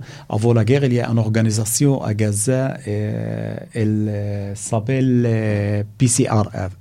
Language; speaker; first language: French; non-native, fluent; Arabic